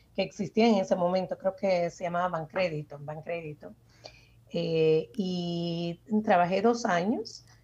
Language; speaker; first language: Spanish; native; Spanish